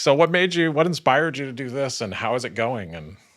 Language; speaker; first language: English; native; English